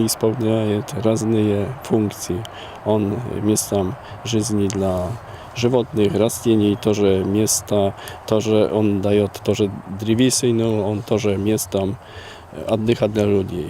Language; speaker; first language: Russian; non-native, learner; Serbian